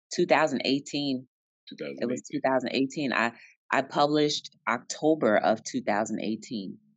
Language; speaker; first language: English; native; English